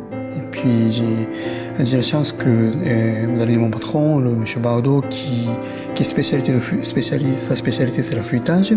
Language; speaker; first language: French; non-native, fluent; Japanese